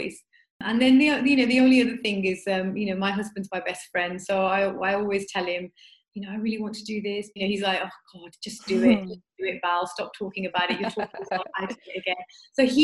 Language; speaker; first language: English; native; English